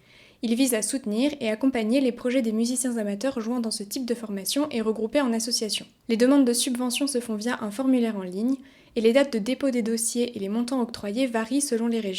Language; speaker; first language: French; native; French